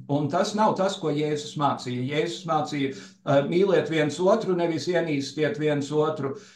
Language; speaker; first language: Latvian; early bilingual, heritage; Latvian